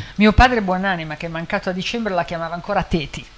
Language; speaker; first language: Italian; native; Italian